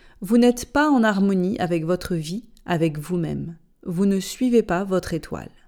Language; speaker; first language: French; native; French